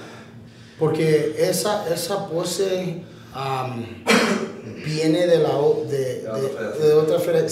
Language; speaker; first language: Spanish; early bilingual, heritage; Spanish